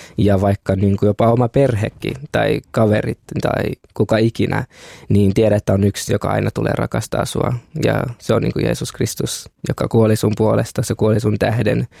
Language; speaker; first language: Finnish; early bilingual, other home language; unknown